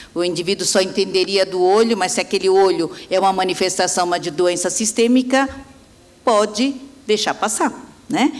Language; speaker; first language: Portuguese; native; Portuguese